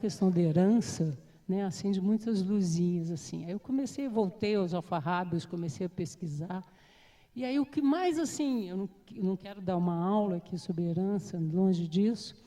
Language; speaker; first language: Portuguese; native; Portuguese